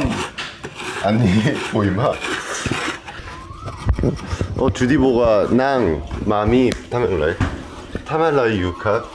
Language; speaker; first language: Thai; non-native, learner; Korean